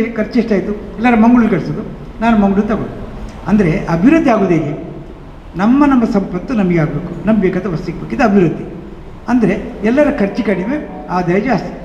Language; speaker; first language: Kannada; native; Kannada